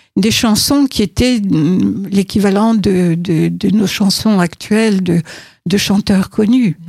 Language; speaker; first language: French; native; French